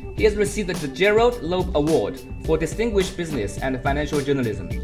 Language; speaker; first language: English; non-native, fluent; Chinese